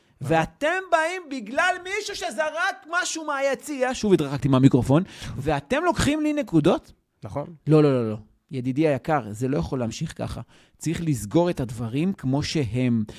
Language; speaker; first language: Hebrew; native; Hebrew